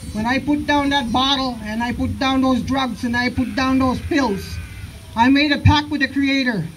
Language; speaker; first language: English; native; English